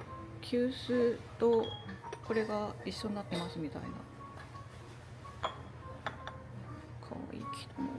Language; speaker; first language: Japanese; native; Japanese